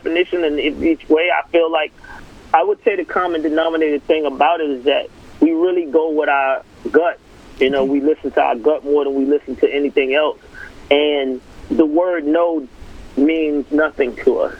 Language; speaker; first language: English; native; English